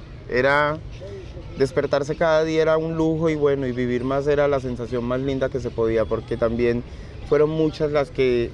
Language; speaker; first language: Spanish; native; Spanish